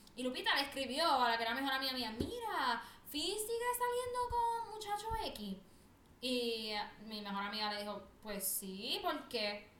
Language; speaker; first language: Spanish; native; Spanish